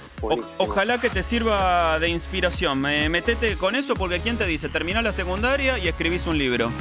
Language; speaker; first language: Spanish; native; Spanish